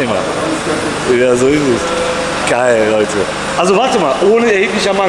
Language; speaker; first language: German; native; German